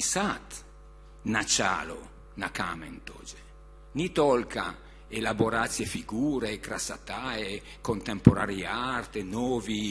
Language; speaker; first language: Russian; non-native, learner; Italian